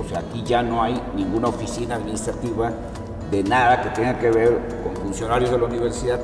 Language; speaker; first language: Spanish; native; Spanish